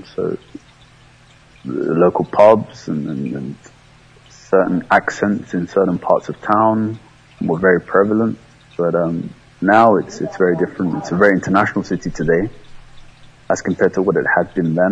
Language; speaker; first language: English; early bilingual, other home language; Somali